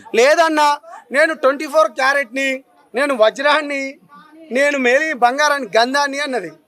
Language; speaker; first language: Telugu; non-native, local second language; Lambadi